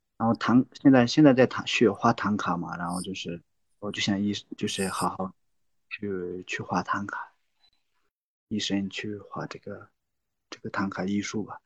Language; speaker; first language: Chinese; non-native, local second language; Tibetan